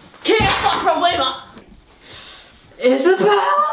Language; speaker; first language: Spanish; non-native, learner; English